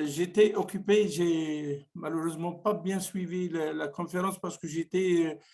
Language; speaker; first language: French; non-native, local second language; Arabic